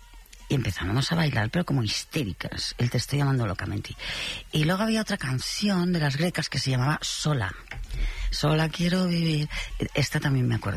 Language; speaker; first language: Spanish; native; Spanish